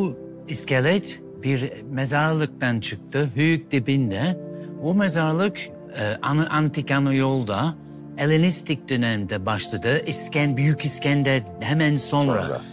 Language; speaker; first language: Turkish; non-native, learner; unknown